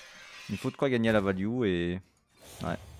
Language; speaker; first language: French; native; French